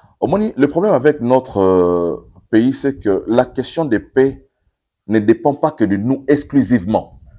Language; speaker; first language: French; non-native, local second language; Lingala